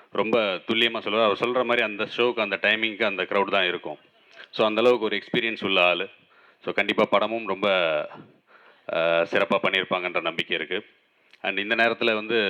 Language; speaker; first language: Tamil; native; Tamil